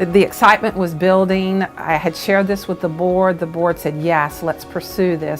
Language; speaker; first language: English; native; English